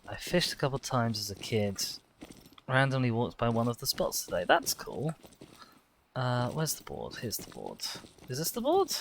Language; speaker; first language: English; native; English